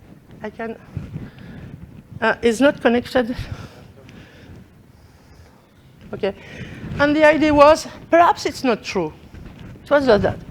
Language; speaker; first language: English; non-native, learner; French